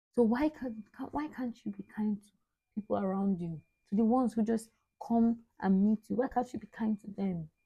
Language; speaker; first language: English; non-native, local second language; Igbo